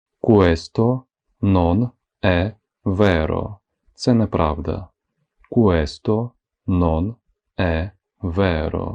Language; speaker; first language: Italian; non-native, fluent; Ukrainian